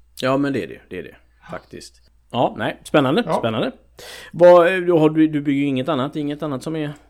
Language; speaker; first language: Swedish; native; Swedish